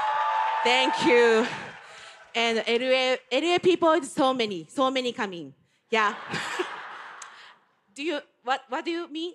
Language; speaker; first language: English; non-native, learner; Japanese